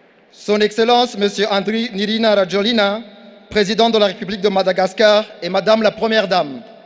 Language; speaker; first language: French; non-native, local second language; Kinyarwanda